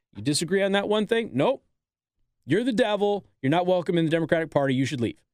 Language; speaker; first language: English; native; English